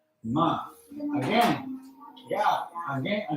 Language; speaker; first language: English; non-native, learner; Japanese